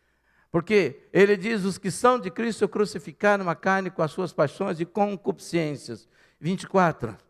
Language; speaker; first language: Portuguese; native; Portuguese